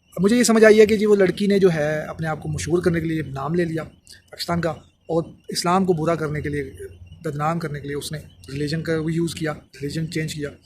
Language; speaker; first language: Urdu; native; Urdu